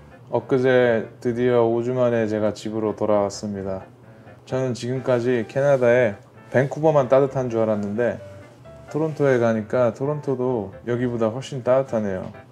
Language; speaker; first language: Korean; native; Korean